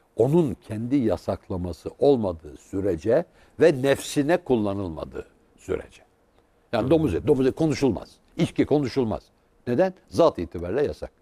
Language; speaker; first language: Turkish; native; Turkish